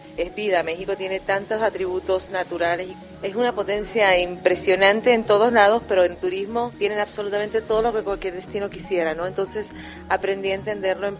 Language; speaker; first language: Spanish; native; Spanish